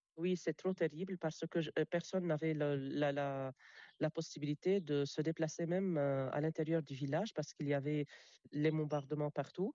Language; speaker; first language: French; non-native, local second language; Arabic